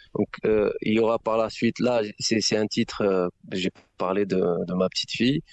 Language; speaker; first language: French; non-native, local second language; Arabic